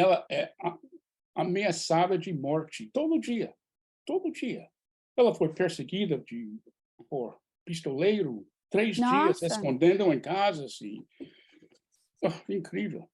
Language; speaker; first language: Portuguese; non-native, fluent; English